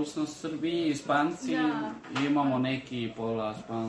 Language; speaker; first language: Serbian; early bilingual, heritage; Spanish